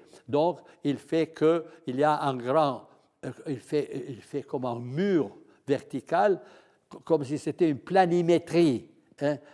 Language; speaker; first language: French; non-native, fluent; Italian